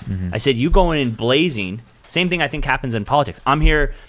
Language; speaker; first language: English; native; English